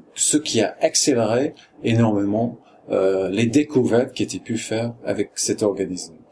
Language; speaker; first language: French; non-native, fluent; English